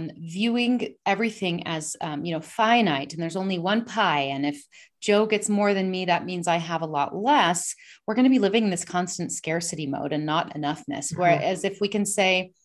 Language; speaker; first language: English; native; English